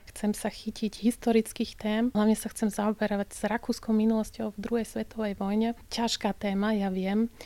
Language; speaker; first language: Slovak; early bilingual, heritage; Slovak